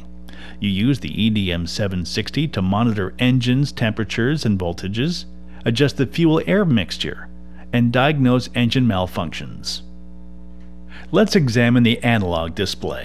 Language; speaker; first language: English; native; English